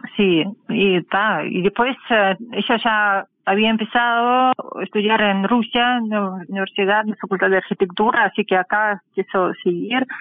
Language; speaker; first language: Spanish; non-native, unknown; Russian